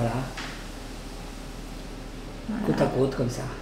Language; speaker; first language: French; native; French